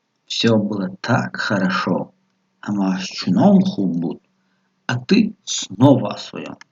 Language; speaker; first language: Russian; non-native, local second language; Tajik